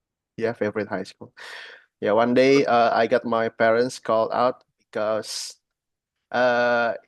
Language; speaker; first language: English; non-native, learner; Indonesian